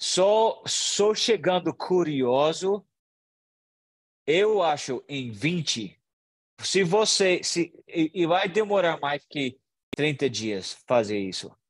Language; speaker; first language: Portuguese; non-native, learner; English